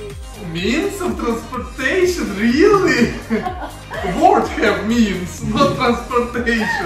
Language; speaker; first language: English; non-native, learner; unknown